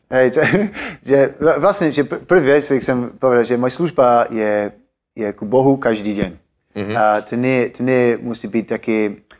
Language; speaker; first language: Slovak; non-native, learner; English